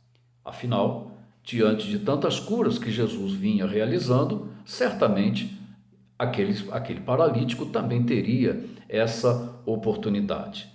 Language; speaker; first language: Portuguese; native; Portuguese